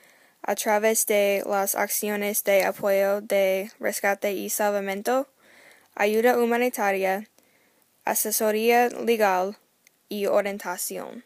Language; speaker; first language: Spanish; non-native, learner; English